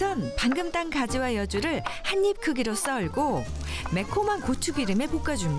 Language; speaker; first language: Korean; native; Korean